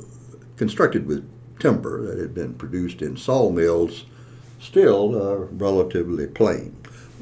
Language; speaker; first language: English; native; English